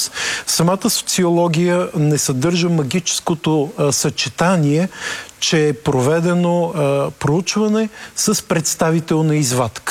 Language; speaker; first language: Bulgarian; native; Bulgarian